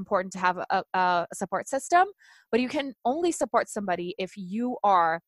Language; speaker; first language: English; non-native, fluent; Portuguese